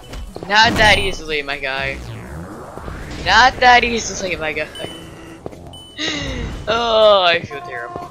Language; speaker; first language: English; native; English